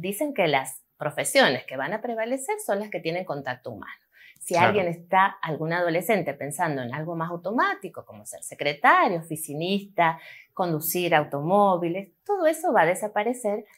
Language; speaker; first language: Spanish; native; Spanish